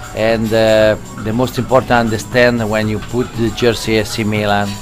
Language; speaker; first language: English; non-native, learner; Italian